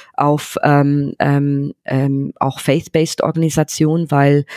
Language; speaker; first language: German; non-native, fluent; English